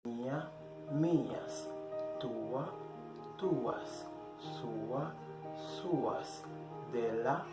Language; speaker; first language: Portuguese; non-native, fluent; Haitian Creole